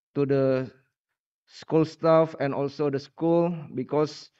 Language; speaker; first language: English; non-native, learner; Indonesian